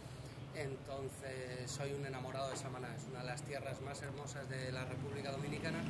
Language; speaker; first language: Spanish; native; Spanish